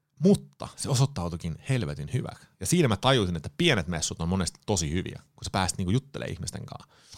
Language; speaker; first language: Finnish; early bilingual, heritage; Finnish